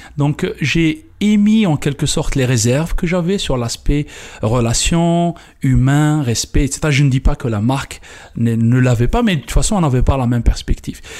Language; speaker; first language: French; non-native, local second language; Kabyle